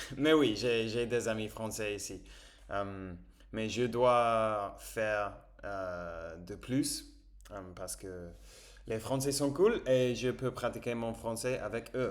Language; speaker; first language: French; non-native, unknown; English